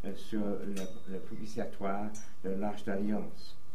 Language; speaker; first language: French; native; French